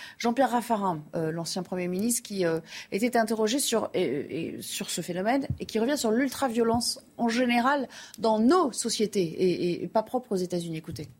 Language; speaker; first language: French; native; French